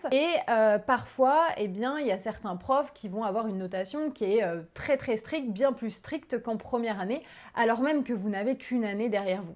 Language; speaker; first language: French; native; French